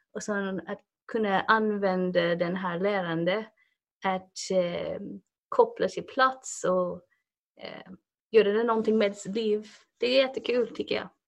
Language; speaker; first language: Swedish; non-native, fluent; English